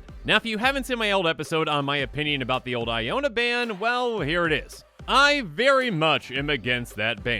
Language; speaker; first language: English; native; English